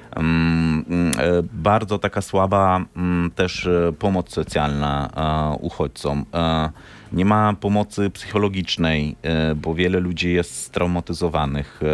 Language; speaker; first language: Polish; non-native, fluent; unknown